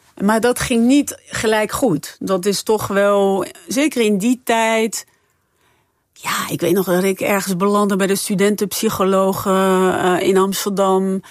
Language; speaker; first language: Dutch; non-native, fluent; French